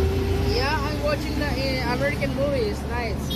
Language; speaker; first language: English; non-native, learner; Hindi